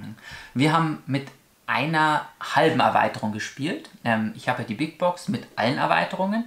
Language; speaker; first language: German; native; German